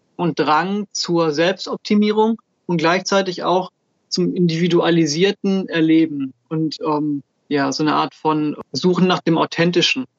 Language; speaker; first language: German; native; German